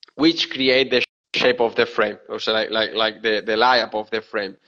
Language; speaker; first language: English; non-native, fluent; Spanish